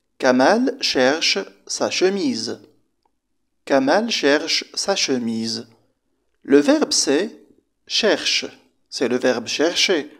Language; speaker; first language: French; non-native, local second language; Arabic